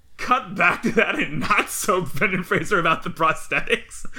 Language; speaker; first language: English; native; English